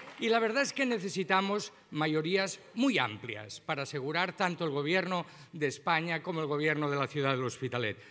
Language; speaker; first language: Spanish; non-native, local second language; Catalan